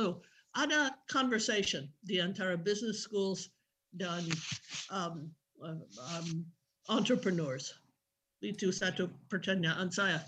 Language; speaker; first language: Indonesian; non-native, fluent; English